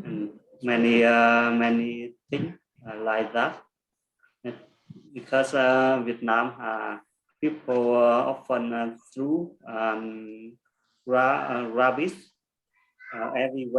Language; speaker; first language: English; non-native, learner; Vietnamese